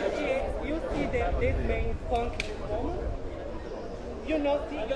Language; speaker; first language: English; non-native, learner; Spanish